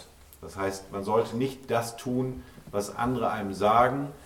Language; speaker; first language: German; native; German